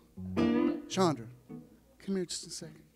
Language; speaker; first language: English; native; English